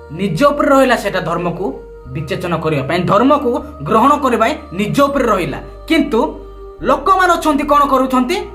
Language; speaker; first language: Odia; non-native, local second language; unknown